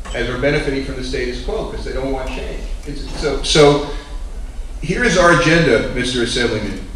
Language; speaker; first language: English; native; English